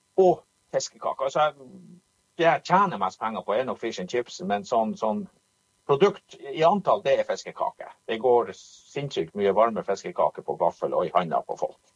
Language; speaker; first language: Norwegian; native; Norwegian